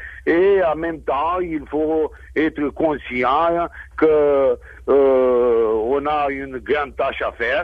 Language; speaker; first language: French; non-native, fluent; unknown